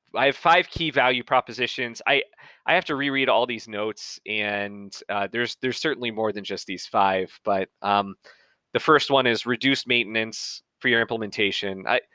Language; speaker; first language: English; native; English